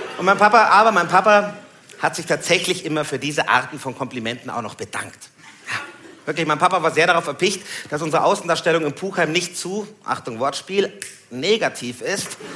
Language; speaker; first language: German; native; German